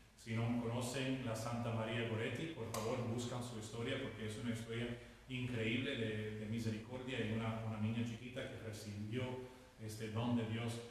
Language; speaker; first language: Spanish; non-native, fluent; English